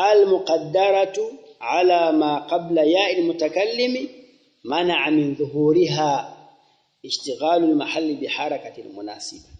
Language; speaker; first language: Arabic; non-native, fluent; Swahili